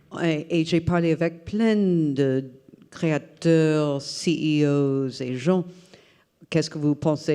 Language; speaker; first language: French; non-native, fluent; English